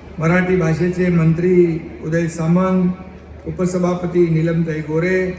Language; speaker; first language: Marathi; native; Marathi